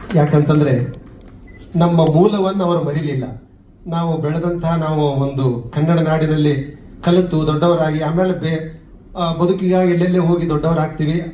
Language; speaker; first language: Kannada; native; Kannada